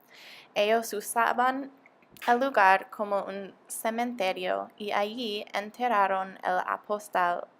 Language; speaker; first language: Spanish; non-native, learner; English